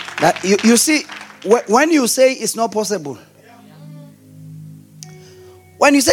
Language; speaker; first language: English; non-native, local second language; Zulu